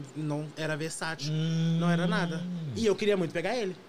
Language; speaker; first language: Portuguese; native; Portuguese